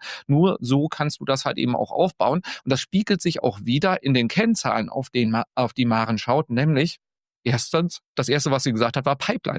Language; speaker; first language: German; native; German